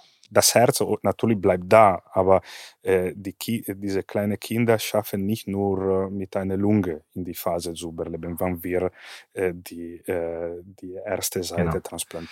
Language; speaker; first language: German; non-native, fluent; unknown